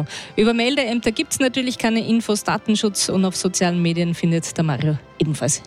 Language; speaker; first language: German; native; German